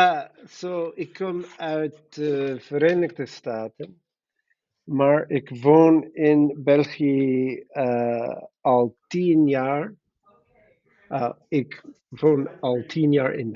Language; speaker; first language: Dutch; non-native, learner; English